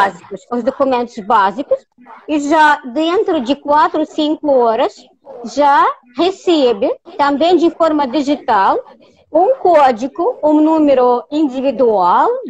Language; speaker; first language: Portuguese; non-native, fluent; Russian